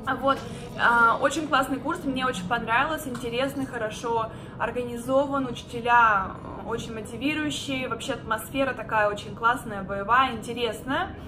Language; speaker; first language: Russian; native; Russian